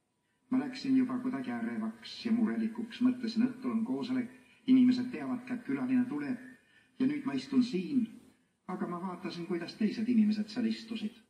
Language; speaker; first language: Estonian; native; Estonian